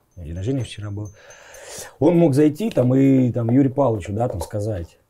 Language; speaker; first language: Russian; native; Russian